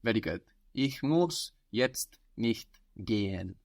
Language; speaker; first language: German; non-native, fluent; English